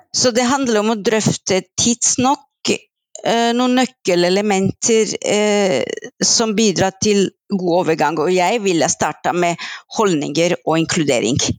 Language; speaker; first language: Norwegian; non-native, fluent; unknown